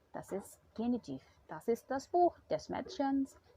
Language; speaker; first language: German; non-native, fluent; Indonesian